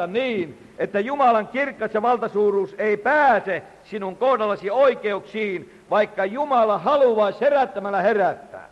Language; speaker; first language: Finnish; native; Finnish